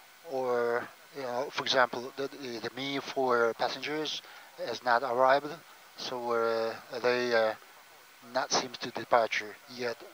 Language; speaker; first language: English; non-native, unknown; Japanese